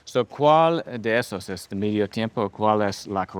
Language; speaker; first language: Spanish; non-native, learner; English